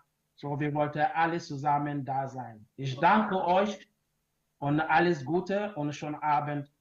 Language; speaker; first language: German; non-native, learner; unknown